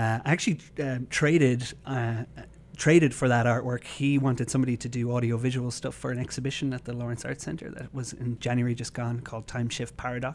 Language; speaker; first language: English; native; English